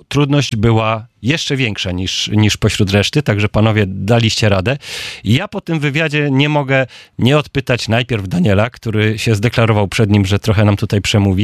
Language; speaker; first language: Polish; native; Polish